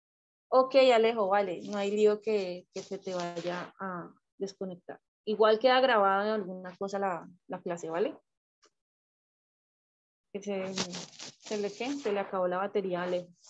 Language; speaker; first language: Spanish; native; Spanish